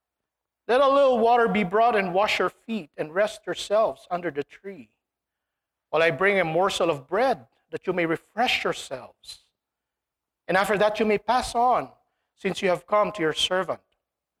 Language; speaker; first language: English; non-native, local second language; Filipino